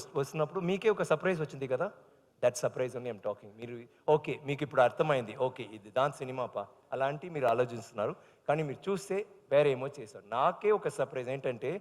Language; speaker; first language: Telugu; non-native, learner; Tamil